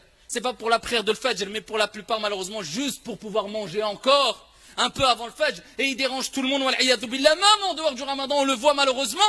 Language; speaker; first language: French; early bilingual, other home language; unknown